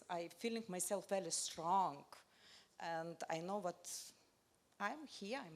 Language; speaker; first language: English; non-native, learner; Lithuanian